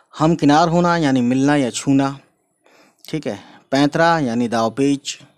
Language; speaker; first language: Hindi; native; Hindi